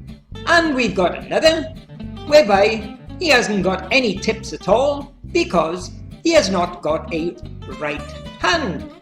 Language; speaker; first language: English; native; English